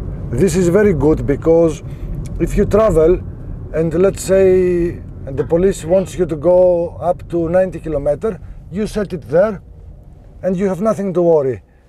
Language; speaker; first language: English; non-native, fluent; Greek